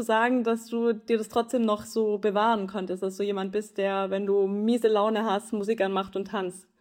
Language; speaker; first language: German; native; German